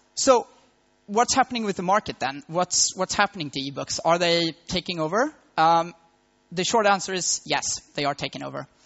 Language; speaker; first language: English; non-native, fluent; Swedish